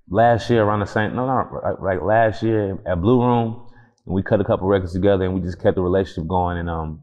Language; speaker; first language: English; native; English